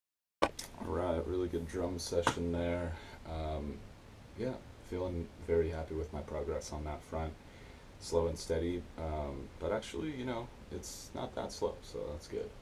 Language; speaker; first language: English; native; English